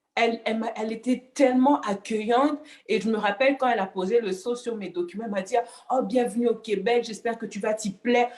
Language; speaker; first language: French; non-native, local second language; Lingala